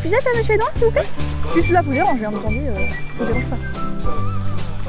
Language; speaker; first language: French; native; French